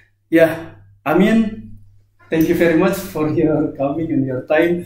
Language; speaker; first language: English; non-native, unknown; Indonesian